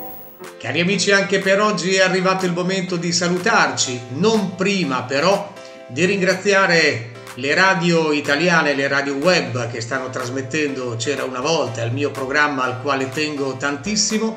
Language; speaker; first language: Italian; native; Italian